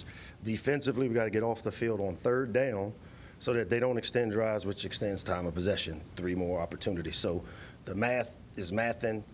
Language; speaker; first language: English; native; English